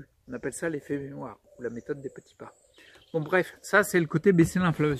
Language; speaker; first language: French; native; French